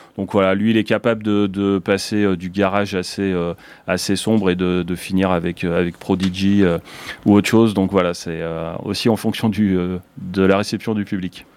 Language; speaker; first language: French; native; French